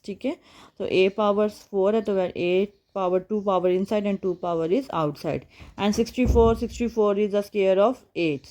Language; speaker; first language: English; non-native, local second language; Urdu